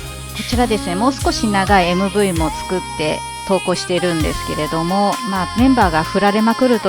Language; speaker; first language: Japanese; native; Japanese